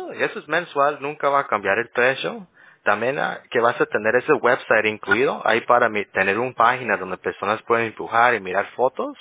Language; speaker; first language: Spanish; early bilingual, heritage; English